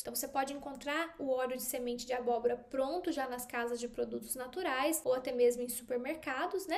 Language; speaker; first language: Portuguese; native; Portuguese